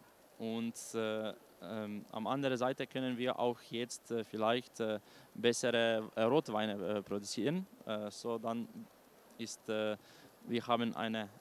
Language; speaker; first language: German; non-native, learner; Slovenian